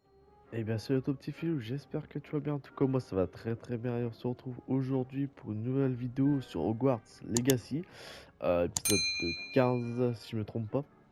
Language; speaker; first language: French; native; French